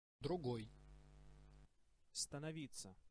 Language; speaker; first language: Russian; non-native, learner; English